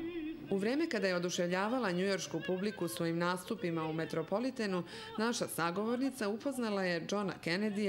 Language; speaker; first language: Serbian; native; Serbian